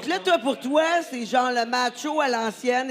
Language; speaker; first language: French; native; French